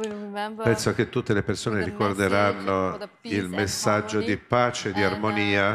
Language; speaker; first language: Italian; non-native, fluent; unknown